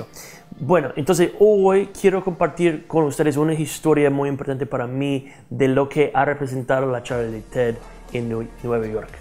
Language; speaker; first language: Spanish; non-native, fluent; English